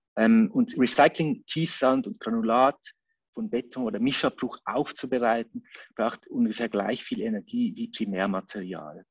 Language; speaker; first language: German; native; German